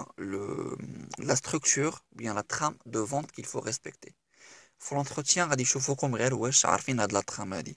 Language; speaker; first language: French; non-native, local second language; Arabic